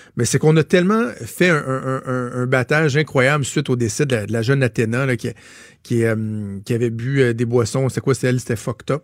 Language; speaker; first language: French; native; French